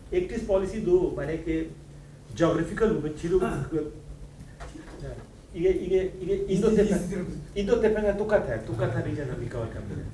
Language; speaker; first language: Korean; non-native, learner; Hindi